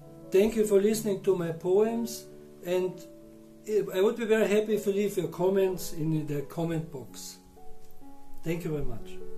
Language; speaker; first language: English; non-native, fluent; German